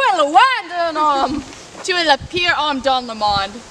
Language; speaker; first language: French; non-native, learner; English